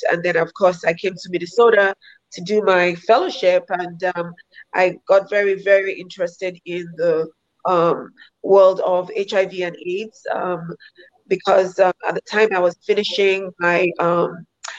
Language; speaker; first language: English; non-native, local second language; Yoruba